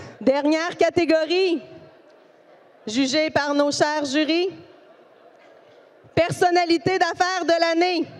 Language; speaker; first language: French; native; French